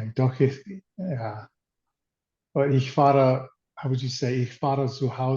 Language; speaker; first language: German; non-native, learner; English